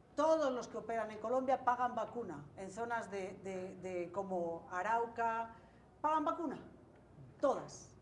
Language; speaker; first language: Spanish; native; Spanish